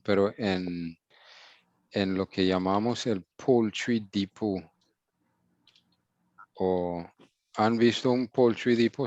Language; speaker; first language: Spanish; non-native, fluent; English